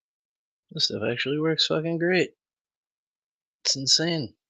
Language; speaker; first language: English; native; English